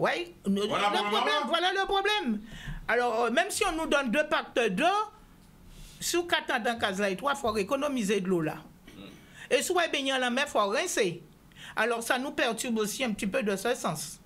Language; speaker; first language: French; non-native, local second language; Guadeloupean Creole French